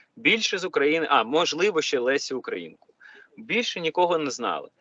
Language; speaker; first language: Ukrainian; non-native, local second language; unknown